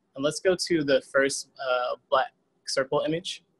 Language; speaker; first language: English; native; English